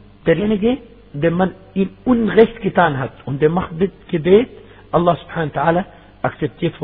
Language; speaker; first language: German; non-native, fluent; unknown